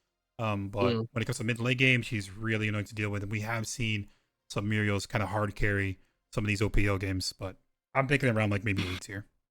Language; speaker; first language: English; native; English